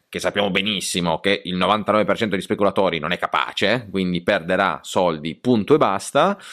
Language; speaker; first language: Italian; native; Italian